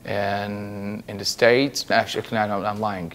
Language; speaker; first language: English; non-native, fluent; Estonian